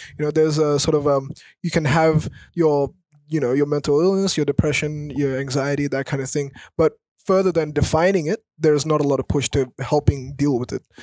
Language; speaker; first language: English; early bilingual, other home language; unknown